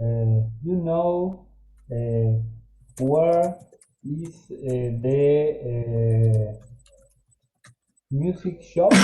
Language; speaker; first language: English; non-native, learner; Spanish